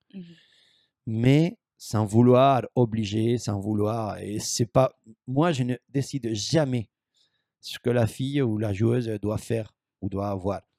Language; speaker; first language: French; non-native, fluent; Spanish